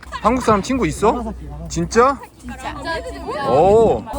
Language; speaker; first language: Korean; native; Korean